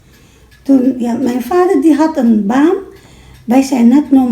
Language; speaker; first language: Dutch; early bilingual, other home language; Malay